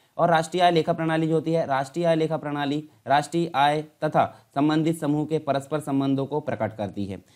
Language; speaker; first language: Hindi; native; Hindi